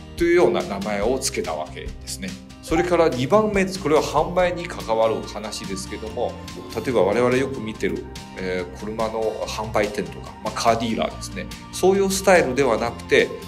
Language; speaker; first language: Japanese; non-native, fluent; Chinese